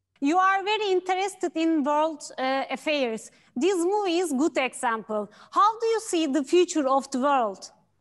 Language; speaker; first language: English; non-native, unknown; Turkish